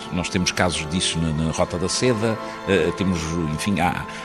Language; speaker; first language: Portuguese; native; Portuguese